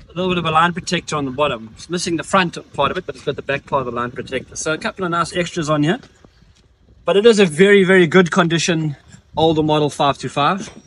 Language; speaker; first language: English; native; English